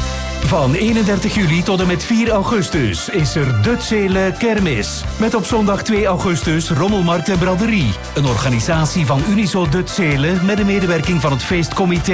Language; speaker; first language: Dutch; native; Dutch